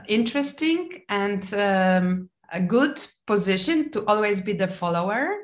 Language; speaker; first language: English; non-native, fluent; Polish